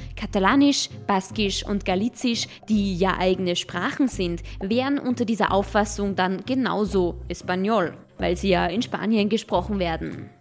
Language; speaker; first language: German; native; German